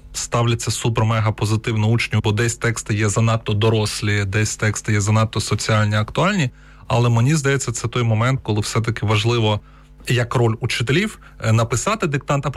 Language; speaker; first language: Ukrainian; non-native, local second language; Russian